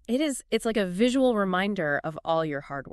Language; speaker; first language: English; native; English